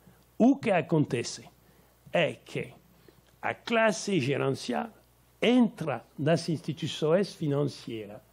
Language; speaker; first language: Portuguese; non-native, learner; French